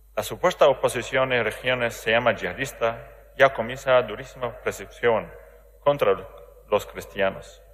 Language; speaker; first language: Spanish; non-native, learner; Arabic